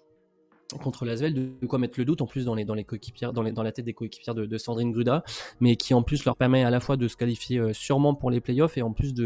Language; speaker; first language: French; native; French